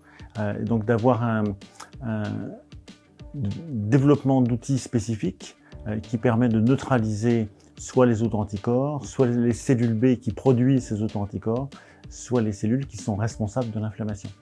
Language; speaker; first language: French; native; French